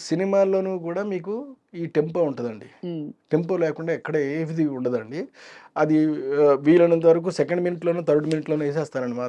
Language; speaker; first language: Telugu; native; Telugu